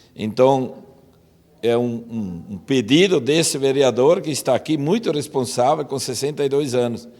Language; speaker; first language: Portuguese; native; Portuguese